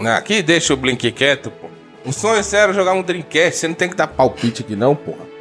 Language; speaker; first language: Portuguese; native; Portuguese